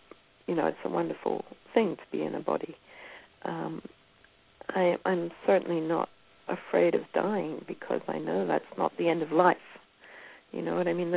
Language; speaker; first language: English; native; English